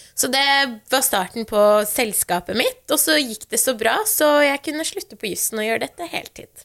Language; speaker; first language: Norwegian; early bilingual, other home language; Persian